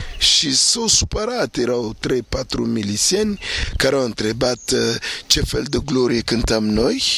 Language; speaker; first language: Romanian; non-native, fluent; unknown